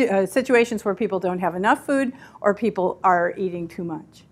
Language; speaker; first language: English; native; English